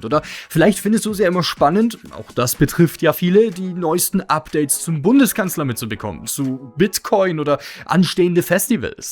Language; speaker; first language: German; native; German